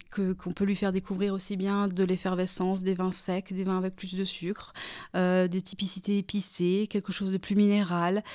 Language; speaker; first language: French; native; French